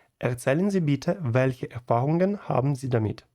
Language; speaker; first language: German; non-native, fluent; Ukrainian